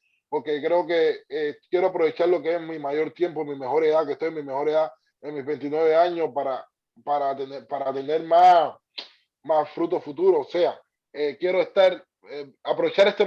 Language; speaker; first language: Spanish; native; Spanish